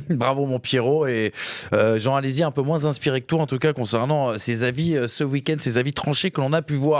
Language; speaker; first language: French; native; French